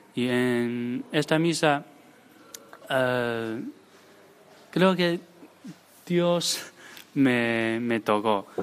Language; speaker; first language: Spanish; non-native, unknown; Chinese